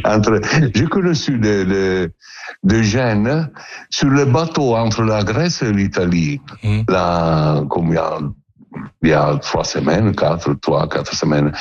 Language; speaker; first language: French; non-native, learner; Italian